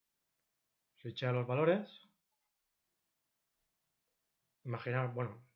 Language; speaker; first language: Spanish; native; Spanish